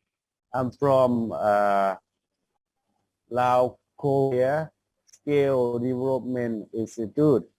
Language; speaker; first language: English; non-native, learner; Khmer